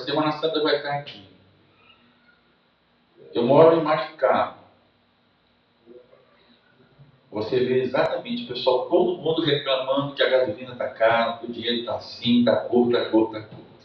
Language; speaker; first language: Portuguese; native; Portuguese